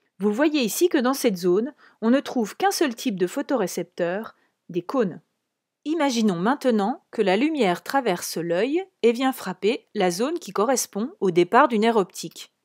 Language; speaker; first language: French; native; French